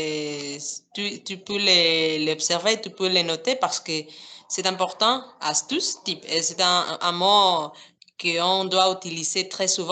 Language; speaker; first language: French; non-native, fluent; Spanish